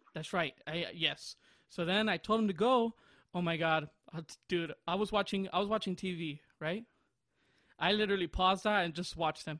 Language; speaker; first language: English; early bilingual, other home language; Spanish